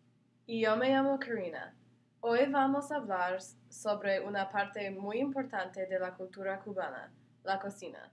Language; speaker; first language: Spanish; non-native, learner; English